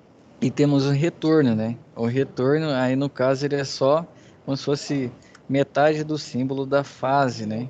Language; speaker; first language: Portuguese; native; Portuguese